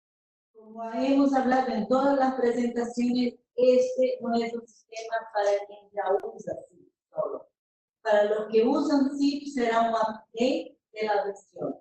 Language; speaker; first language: Spanish; non-native, fluent; Portuguese